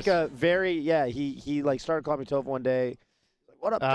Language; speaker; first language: English; native; English